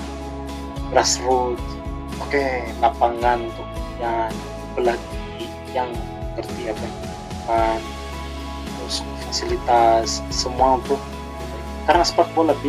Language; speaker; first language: Indonesian; non-native, learner; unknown